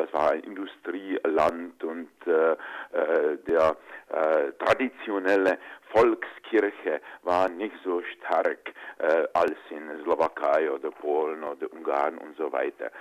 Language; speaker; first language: German; non-native, fluent; Czech